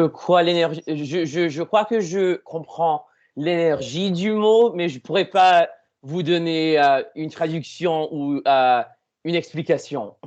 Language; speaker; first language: French; non-native, learner; English